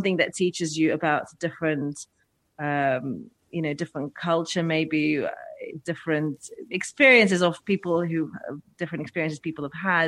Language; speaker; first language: English; non-native, fluent; Russian